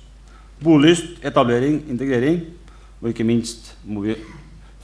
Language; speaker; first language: Norwegian; native; Norwegian